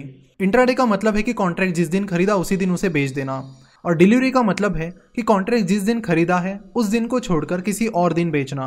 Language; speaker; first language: Hindi; non-native, local second language; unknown